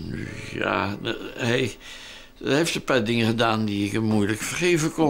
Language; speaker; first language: Dutch; native; Dutch